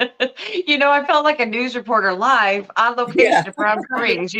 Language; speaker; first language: English; native; English